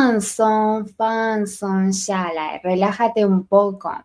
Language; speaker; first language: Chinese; non-native, fluent; Spanish